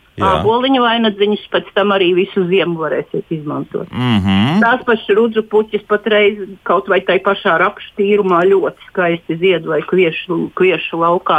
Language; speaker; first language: Latvian; native; Latvian